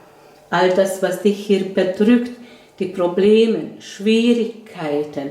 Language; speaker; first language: German; non-native, fluent; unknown